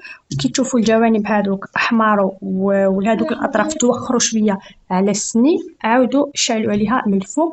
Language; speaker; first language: Arabic; native; Arabic